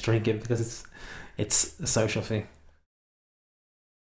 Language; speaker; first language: English; native; English